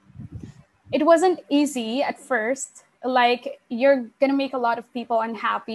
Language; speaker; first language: English; non-native, local second language; Pampanga